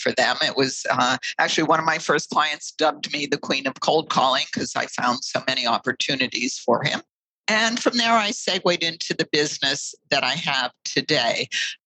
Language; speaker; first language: English; native; English